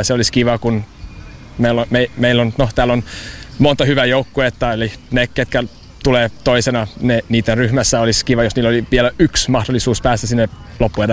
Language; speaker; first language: Finnish; non-native, learner; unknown